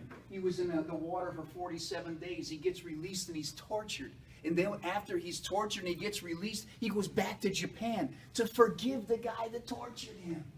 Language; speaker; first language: English; native; English